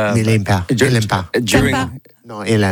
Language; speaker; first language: French; non-native, learner; English